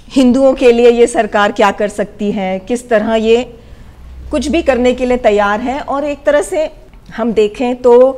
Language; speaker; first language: Hindi; native; Hindi